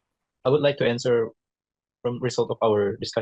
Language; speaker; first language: English; non-native, learner; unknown